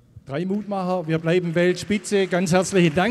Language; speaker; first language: German; native; German